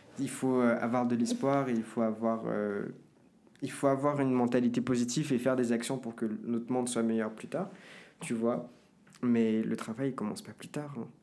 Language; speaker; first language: French; non-native, fluent; Portuguese